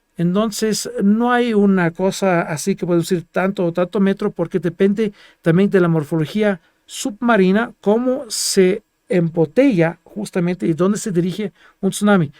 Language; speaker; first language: Spanish; non-native, fluent; Greek